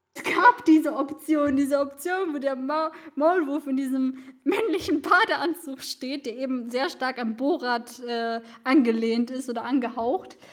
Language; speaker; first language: German; early bilingual, other home language; Russian